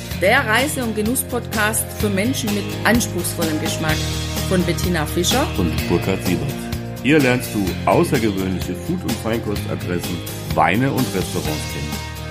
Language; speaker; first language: German; native; German